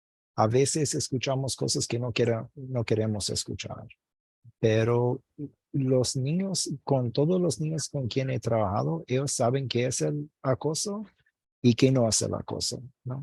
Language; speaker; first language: Spanish; non-native, fluent; English